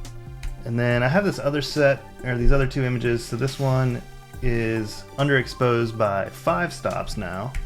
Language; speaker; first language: English; native; English